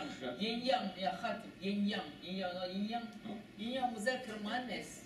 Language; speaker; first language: Arabic; non-native, learner; Chinese